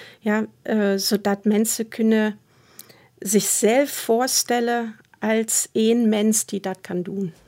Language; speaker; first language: Dutch; non-native, fluent; German